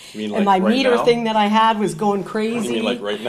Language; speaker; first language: English; native; English